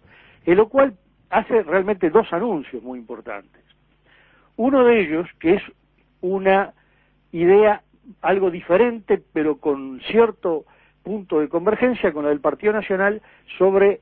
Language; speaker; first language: Spanish; native; Spanish